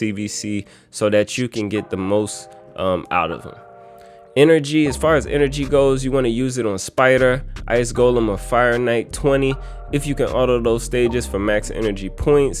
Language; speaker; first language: English; native; English